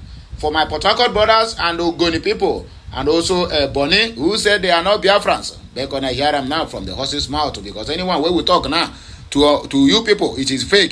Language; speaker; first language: English; non-native, local second language; Igbo